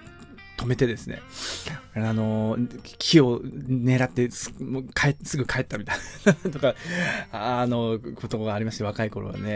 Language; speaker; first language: Japanese; native; Japanese